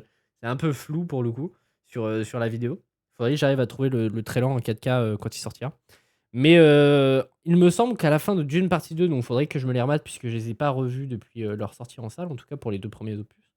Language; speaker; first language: French; native; French